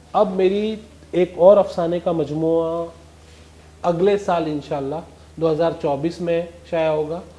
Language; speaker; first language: Urdu; non-native, local second language; Gujarati